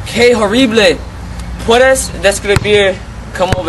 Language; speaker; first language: Spanish; non-native, learner; English